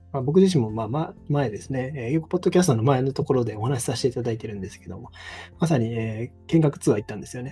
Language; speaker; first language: Japanese; native; Japanese